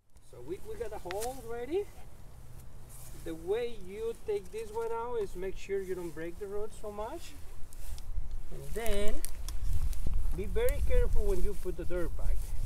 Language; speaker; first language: English; non-native, fluent; Spanish